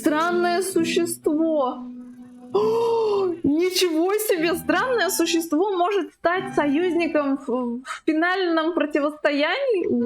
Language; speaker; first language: Russian; native; Russian